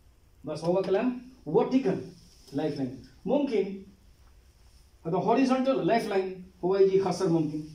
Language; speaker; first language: Arabic; non-native, learner; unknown